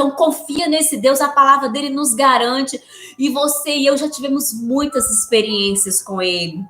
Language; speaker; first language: Portuguese; native; Portuguese